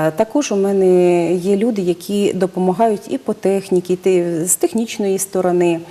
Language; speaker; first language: Ukrainian; native; Ukrainian